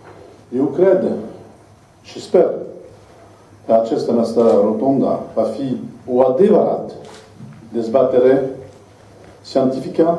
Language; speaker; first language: Romanian; non-native, learner; French